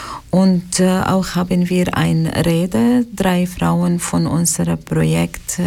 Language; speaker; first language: German; non-native, learner; Arabic